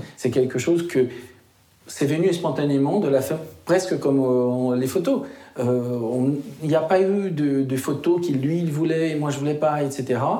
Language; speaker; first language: French; non-native, fluent; Portuguese